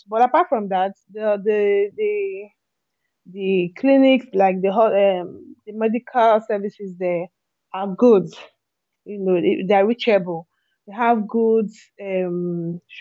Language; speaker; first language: English; non-native, local second language; Igbo